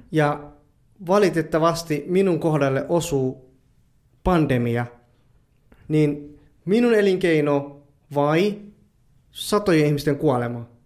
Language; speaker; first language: Finnish; early bilingual, other home language; Somali